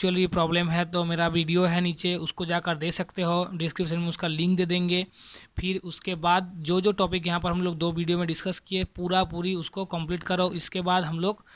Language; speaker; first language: Hindi; non-native, local second language; Bangla